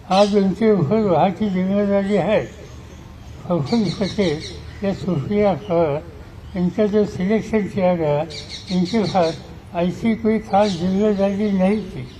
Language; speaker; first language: Hindi; non-native, local second language; Marathi